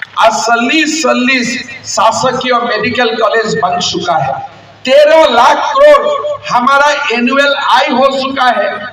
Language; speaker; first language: Hindi; non-native, local second language; Assamese